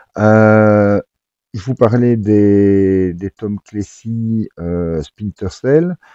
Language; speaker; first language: French; native; French